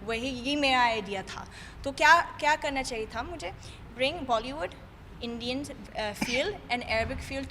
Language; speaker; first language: Hindi; non-native, fluent; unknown